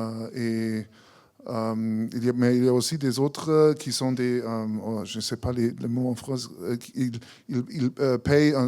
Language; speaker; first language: French; non-native, fluent; German